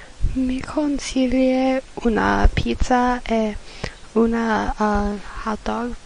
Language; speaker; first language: Italian; non-native, learner; English